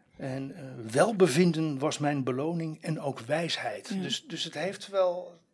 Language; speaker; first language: Dutch; native; Dutch